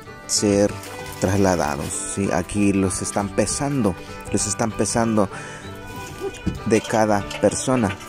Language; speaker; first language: Spanish; native; Spanish